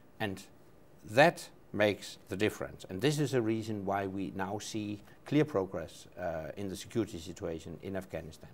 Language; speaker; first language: English; non-native, fluent; Danish